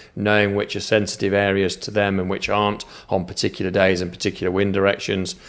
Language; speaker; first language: English; native; English